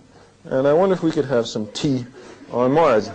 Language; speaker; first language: English; native; English